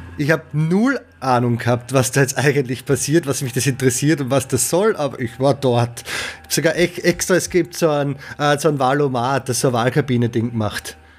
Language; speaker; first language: German; native; German